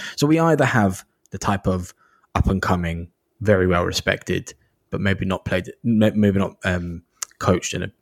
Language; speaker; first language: English; native; English